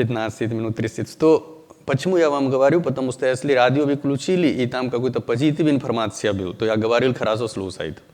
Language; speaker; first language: Russian; non-native, learner; Hindi